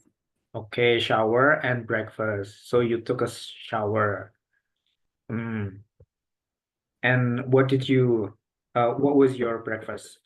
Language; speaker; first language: English; non-native, local second language; Indonesian